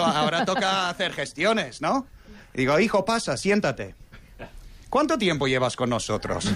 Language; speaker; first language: Spanish; non-native, fluent; English